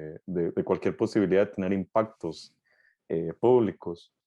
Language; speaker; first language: Spanish; native; Spanish